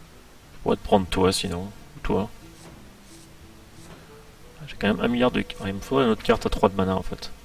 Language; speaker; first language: French; native; French